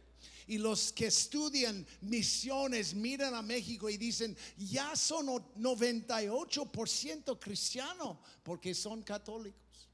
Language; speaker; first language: Spanish; non-native, fluent; English